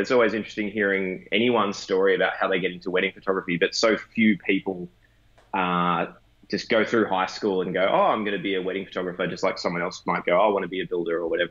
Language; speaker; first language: English; native; English